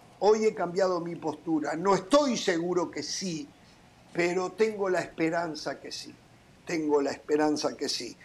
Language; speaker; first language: Spanish; native; Spanish